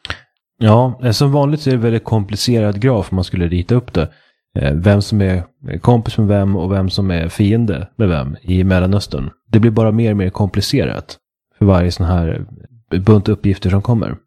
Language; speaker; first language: Swedish; native; Swedish